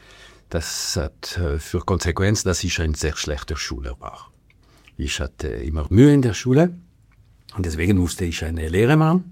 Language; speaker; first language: German; non-native, local second language; French